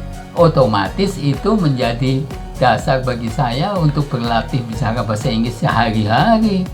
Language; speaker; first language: Indonesian; non-native, local second language; Dutch